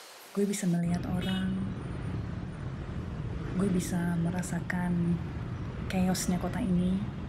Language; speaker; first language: Indonesian; early bilingual, other home language; English